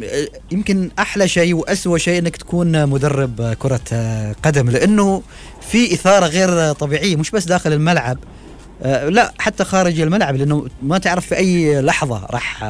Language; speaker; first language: Arabic; native; Arabic